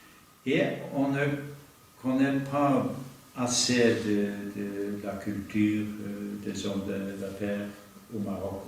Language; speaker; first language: French; non-native, fluent; Norwegian